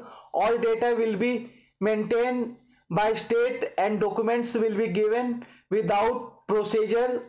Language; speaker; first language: English; non-native, local second language; Hindi